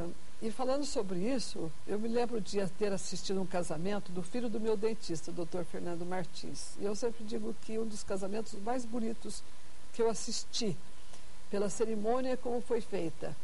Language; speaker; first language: Portuguese; native; Portuguese